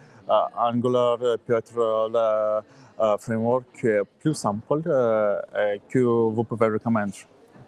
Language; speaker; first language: French; non-native, learner; English